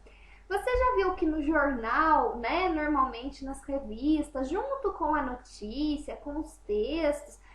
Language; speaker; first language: Portuguese; native; Portuguese